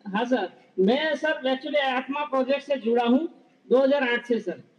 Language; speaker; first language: Hindi; non-native, local second language; Gujarati